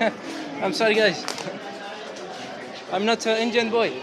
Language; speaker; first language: English; non-native, learner; French